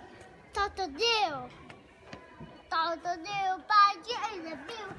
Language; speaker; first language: Dutch; native; Dutch